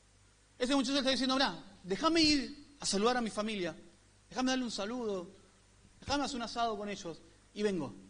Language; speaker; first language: Spanish; native; Spanish